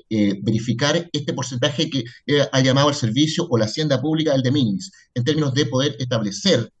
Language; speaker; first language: Spanish; native; Spanish